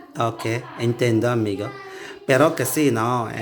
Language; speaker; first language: Spanish; non-native, learner; Indonesian